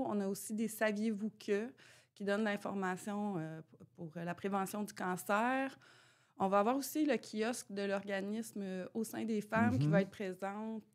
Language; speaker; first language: French; native; French